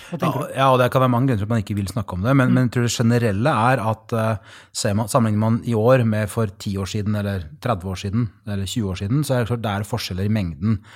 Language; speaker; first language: Norwegian; native; Norwegian